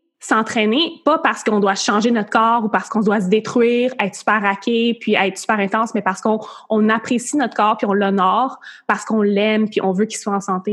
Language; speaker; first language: French; native; French